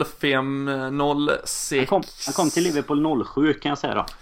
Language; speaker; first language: Swedish; native; Swedish